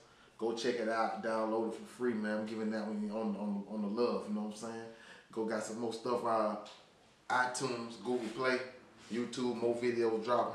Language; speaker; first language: English; native; English